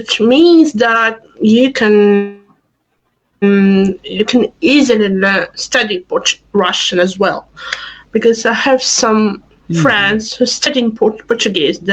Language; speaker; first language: English; non-native, fluent; Russian